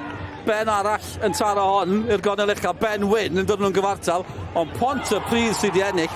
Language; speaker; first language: Welsh; native; Welsh